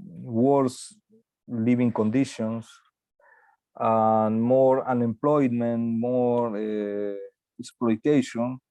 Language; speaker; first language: English; non-native, learner; Spanish